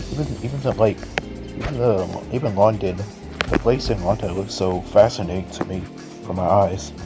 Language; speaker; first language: English; native; English